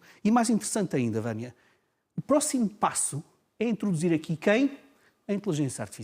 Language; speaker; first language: Portuguese; native; Portuguese